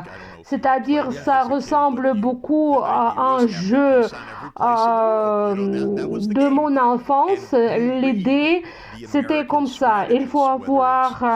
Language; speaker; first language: French; non-native, fluent; Russian